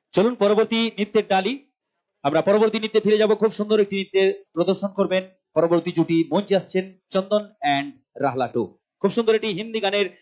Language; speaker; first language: Bangla; non-native, local second language; Santali